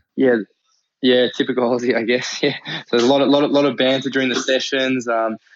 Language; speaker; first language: English; native; English